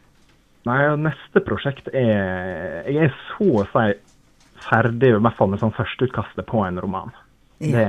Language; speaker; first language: Norwegian; native; Norwegian